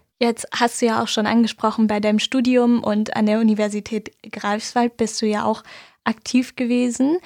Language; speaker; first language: German; native; German